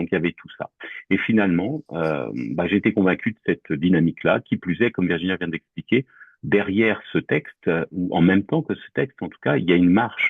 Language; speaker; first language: French; native; French